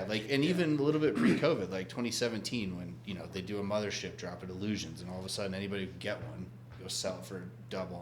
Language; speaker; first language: English; native; English